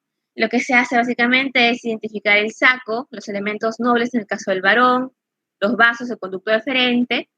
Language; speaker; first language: Spanish; native; Spanish